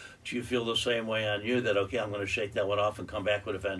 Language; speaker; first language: English; native; English